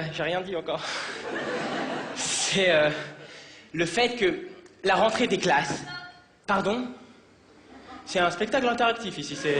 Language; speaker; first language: French; native; French